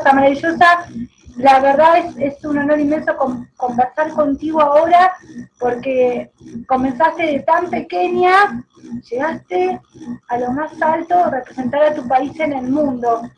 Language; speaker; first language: Spanish; native; Spanish